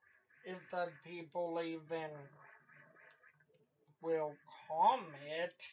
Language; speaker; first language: English; native; English